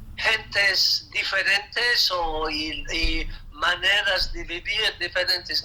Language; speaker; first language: Spanish; non-native, fluent; English